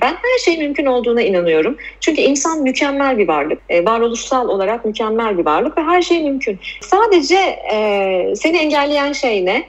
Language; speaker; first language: Turkish; native; Turkish